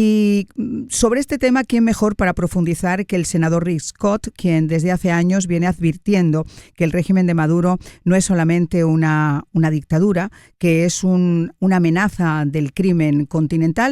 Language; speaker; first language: Spanish; native; Spanish